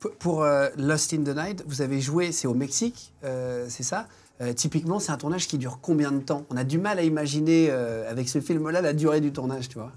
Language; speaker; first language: French; native; French